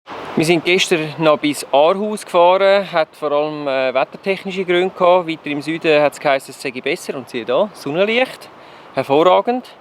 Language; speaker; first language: German; native; German